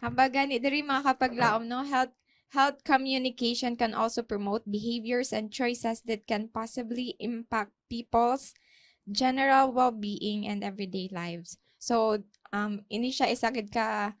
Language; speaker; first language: English; non-native, local second language; Hiligaynon